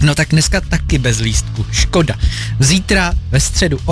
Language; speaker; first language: Czech; native; Czech